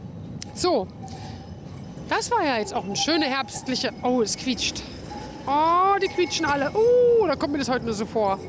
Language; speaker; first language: German; native; German